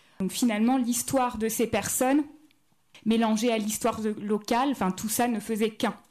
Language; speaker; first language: French; native; French